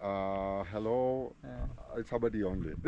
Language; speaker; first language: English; non-native, learner; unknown